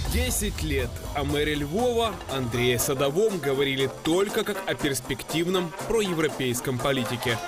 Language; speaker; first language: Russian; non-native, local second language; Ukrainian